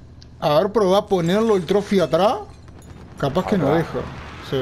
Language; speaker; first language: Spanish; native; Spanish